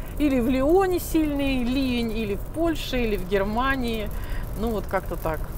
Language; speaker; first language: Russian; native; Russian